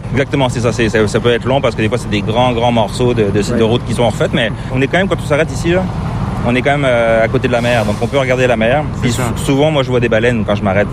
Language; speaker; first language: French; native; French